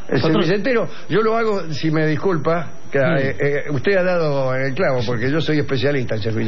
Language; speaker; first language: Spanish; native; Spanish